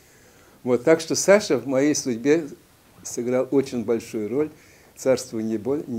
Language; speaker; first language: Russian; native; Russian